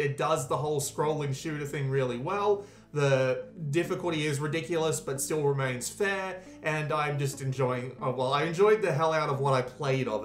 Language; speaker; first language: English; native; English